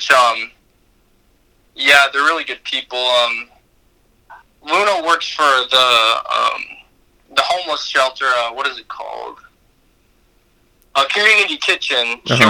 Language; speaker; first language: English; native; English